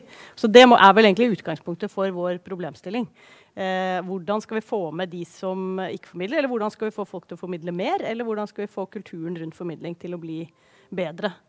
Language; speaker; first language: Norwegian; native; Norwegian